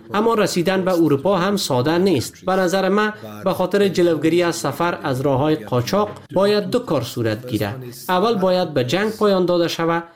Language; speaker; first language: Persian; native; Persian